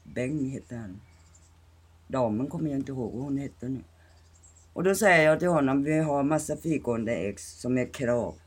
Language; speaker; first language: Swedish; non-native, fluent; Thai